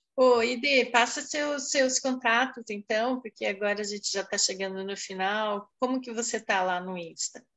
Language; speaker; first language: Portuguese; early bilingual, heritage; Portuguese